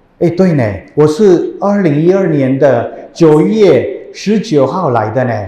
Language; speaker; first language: Chinese; non-native, fluent; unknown